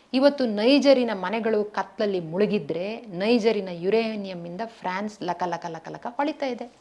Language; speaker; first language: Kannada; native; Kannada